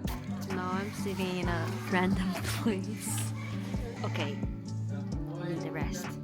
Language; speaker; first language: English; non-native, learner; Chinese